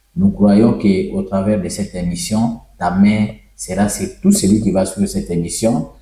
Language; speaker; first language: French; non-native, local second language; Swahili